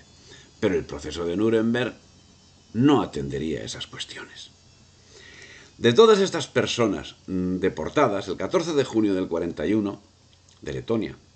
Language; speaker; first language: Spanish; native; Spanish